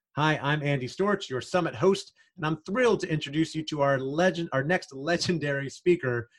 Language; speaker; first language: English; native; English